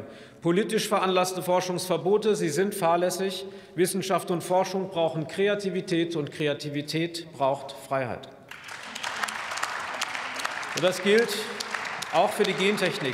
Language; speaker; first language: German; native; German